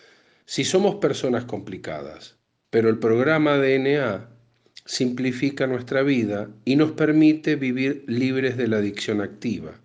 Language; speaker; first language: Spanish; native; Spanish